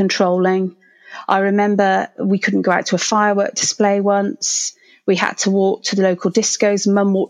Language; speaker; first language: English; native; English